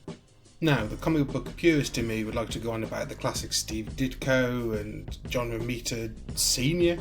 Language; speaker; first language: English; native; English